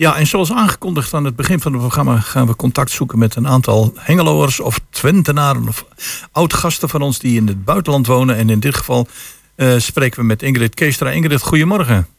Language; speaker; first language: Dutch; native; Dutch